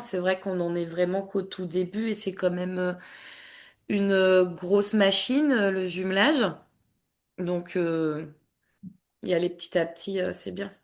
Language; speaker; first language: French; native; French